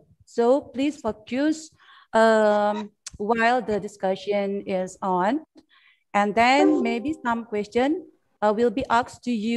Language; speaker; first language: English; non-native, fluent; Indonesian